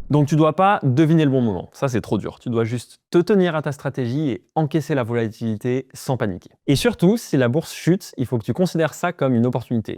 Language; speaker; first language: French; native; French